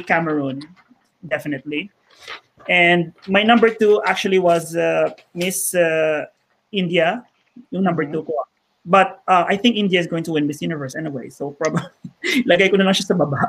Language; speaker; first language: English; non-native, local second language; Hiligaynon